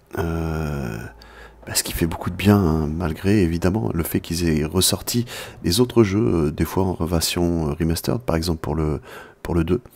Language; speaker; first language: French; native; French